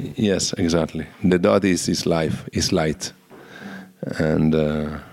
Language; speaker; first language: English; non-native, fluent; Italian